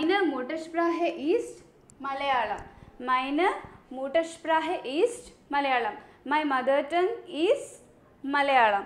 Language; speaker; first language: German; non-native, learner; Malayalam